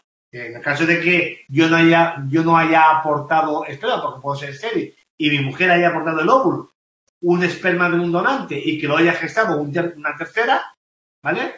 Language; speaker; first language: Spanish; native; Spanish